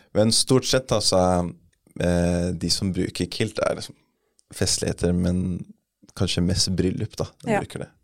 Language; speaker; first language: Norwegian; early bilingual, other home language; English